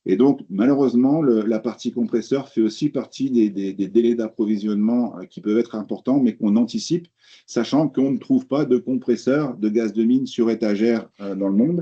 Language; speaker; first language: French; native; French